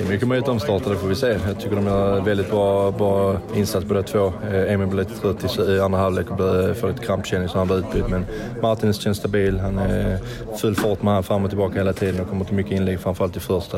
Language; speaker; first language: Swedish; native; Swedish